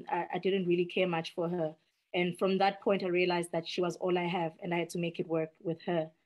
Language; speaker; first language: English; non-native, local second language; Xhosa